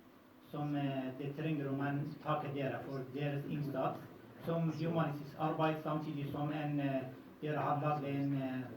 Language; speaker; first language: Norwegian; non-native, fluent; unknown